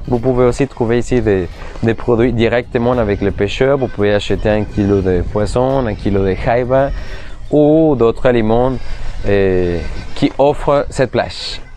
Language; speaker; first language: French; non-native, fluent; Spanish